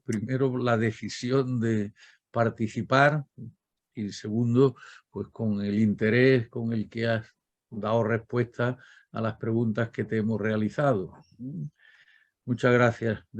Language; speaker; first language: Spanish; native; Spanish